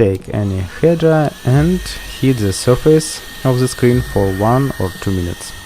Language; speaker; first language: English; non-native, fluent; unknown